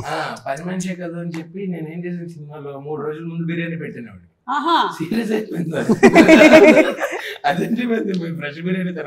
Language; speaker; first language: Telugu; native; Telugu